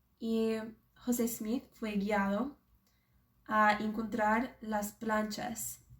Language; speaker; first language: Spanish; non-native, fluent; English